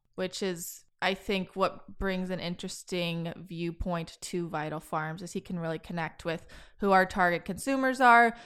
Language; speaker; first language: English; native; English